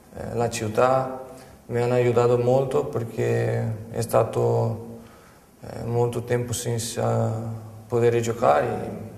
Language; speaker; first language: Italian; non-native, fluent; Portuguese